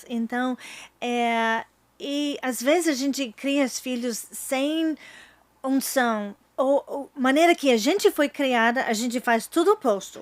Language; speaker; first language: Portuguese; non-native, fluent; English